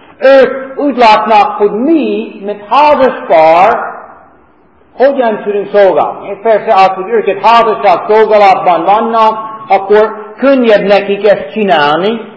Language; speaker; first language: Hungarian; non-native, fluent; English